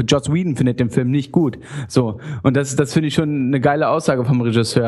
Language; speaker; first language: German; native; German